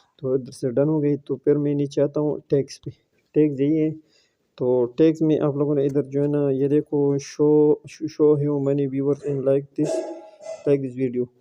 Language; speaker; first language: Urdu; non-native, local second language; Pashto